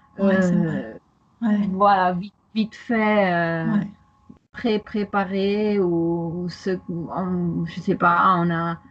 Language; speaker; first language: French; non-native, fluent; German